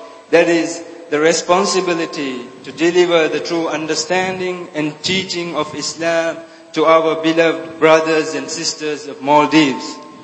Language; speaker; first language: English; non-native, local second language; Divehi